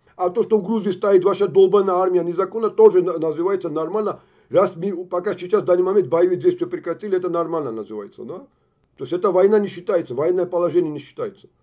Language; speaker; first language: Russian; non-native, fluent; Georgian